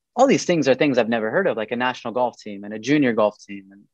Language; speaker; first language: English; early bilingual, other home language; Arabic